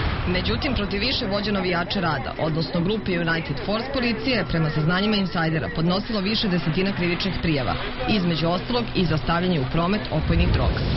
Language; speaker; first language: Serbian; native; Serbian